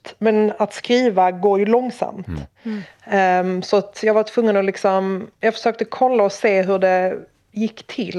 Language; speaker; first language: Swedish; native; Swedish